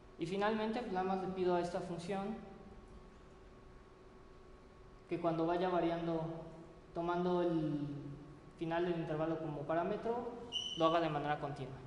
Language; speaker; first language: Spanish; native; Spanish